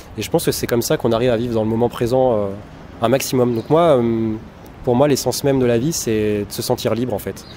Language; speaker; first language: French; native; French